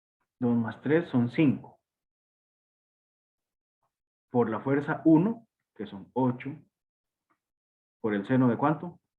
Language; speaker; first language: Spanish; native; Spanish